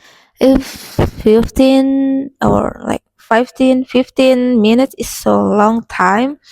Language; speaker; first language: English; non-native, learner; Indonesian